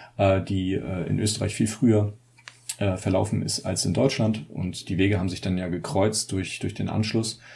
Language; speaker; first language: German; native; German